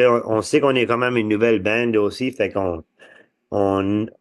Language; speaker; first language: French; native; French